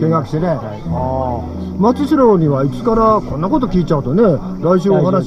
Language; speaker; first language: Japanese; native; Japanese